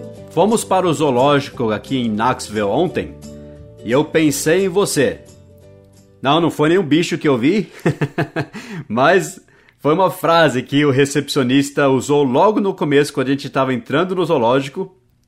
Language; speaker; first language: Portuguese; non-native, fluent; English